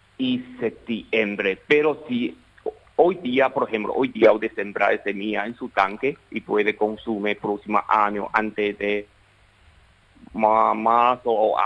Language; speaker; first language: Spanish; non-native, learner; Chinese